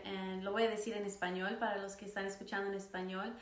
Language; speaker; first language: Spanish; early bilingual, other home language; English